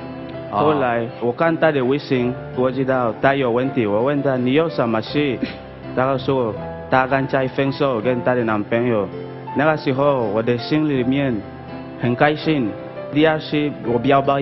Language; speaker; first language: Chinese; non-native, learner; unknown